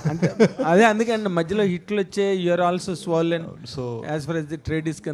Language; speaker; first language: Telugu; native; Telugu